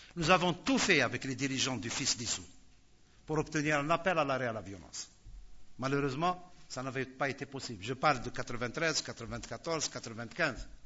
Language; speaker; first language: French; non-native, local second language; Arabic